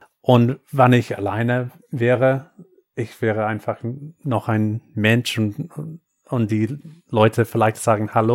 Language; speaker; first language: German; non-native, fluent; English